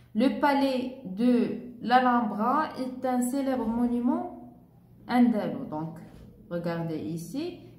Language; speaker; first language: French; non-native, local second language; Arabic